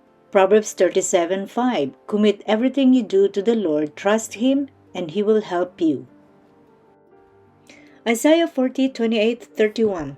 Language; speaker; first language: English; non-native, local second language; Filipino